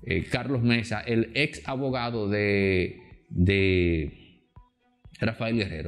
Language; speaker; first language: Spanish; native; Spanish